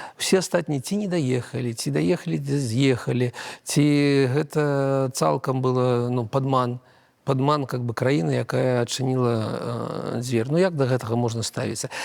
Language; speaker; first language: Belarusian; non-native, local second language; Russian